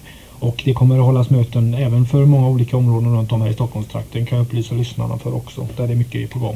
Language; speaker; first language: Swedish; native; Swedish